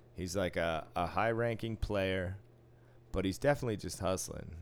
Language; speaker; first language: English; native; English